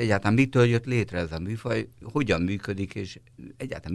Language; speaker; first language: Hungarian; native; Hungarian